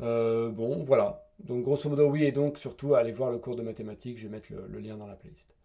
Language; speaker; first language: French; native; French